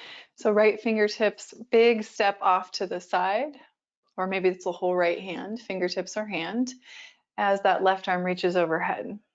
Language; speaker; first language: English; native; English